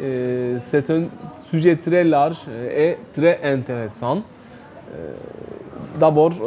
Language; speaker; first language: French; non-native, fluent; Turkish